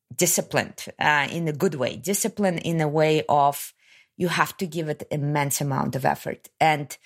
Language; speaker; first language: English; non-native, fluent; Kazakh